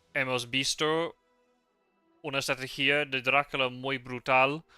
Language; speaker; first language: Spanish; non-native, learner; English